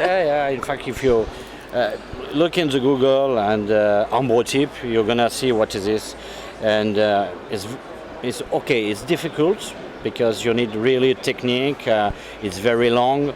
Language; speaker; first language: English; non-native, fluent; French